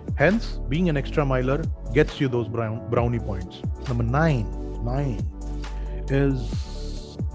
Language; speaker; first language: English; non-native, local second language; Hindi